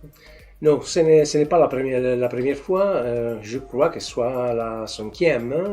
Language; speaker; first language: French; non-native, learner; Italian